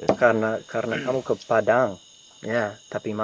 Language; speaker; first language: Indonesian; non-native, learner; English